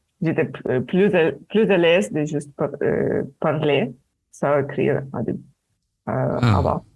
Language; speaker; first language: French; non-native, learner; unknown